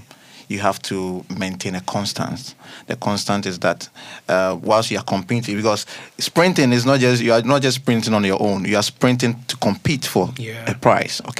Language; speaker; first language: English; non-native, local second language; Akan